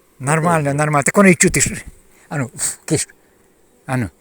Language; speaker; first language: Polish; non-native, learner; Ukrainian